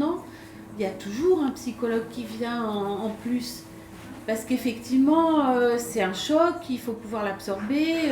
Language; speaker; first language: French; native; French